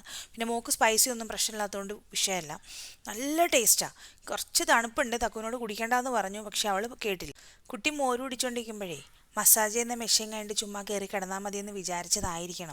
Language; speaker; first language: Malayalam; native; Malayalam